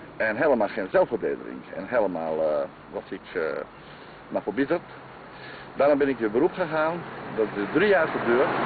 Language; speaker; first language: Dutch; non-native, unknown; Croatian